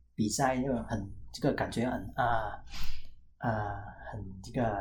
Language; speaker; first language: Chinese; non-native, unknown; Vietnamese